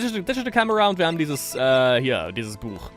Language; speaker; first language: German; native; German